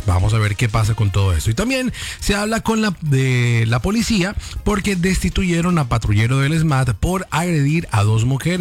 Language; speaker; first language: Spanish; native; Spanish